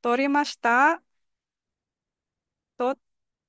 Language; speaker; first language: Japanese; non-native, fluent; Filipino